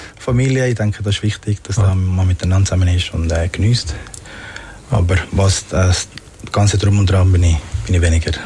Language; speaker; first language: German; early bilingual, other home language; Spanish